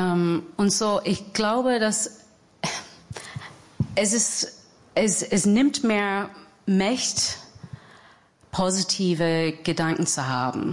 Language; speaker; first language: German; non-native, fluent; English